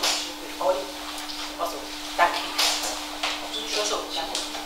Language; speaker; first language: German; early bilingual, other home language; Tibetan